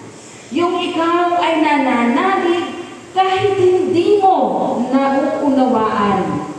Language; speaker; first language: Filipino; native; Filipino